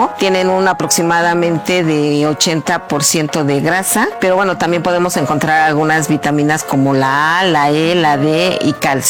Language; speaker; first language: Spanish; native; Spanish